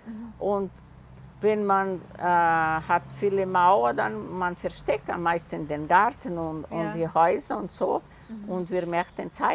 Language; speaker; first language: German; non-native, local second language; Portuguese